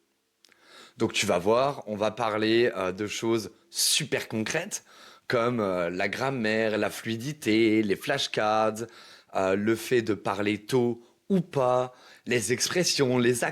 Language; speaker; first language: French; native; French